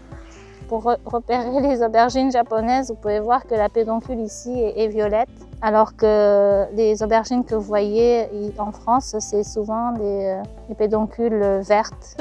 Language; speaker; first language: French; non-native, fluent; Japanese